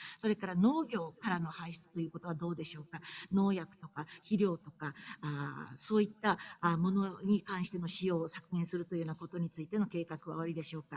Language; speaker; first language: Japanese; native; Japanese